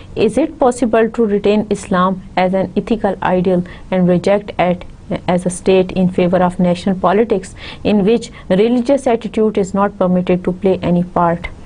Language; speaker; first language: English; non-native, local second language; Urdu